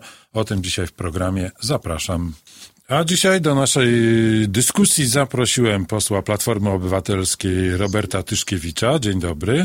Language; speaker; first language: Polish; native; Polish